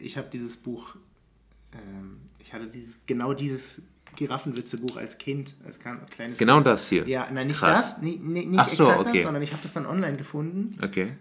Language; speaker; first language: German; native; German